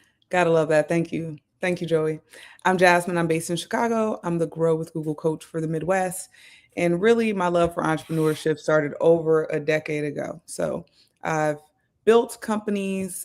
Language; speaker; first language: English; native; English